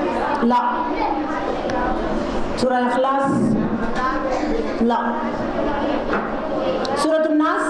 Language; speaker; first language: Arabic; non-native, learner; Urdu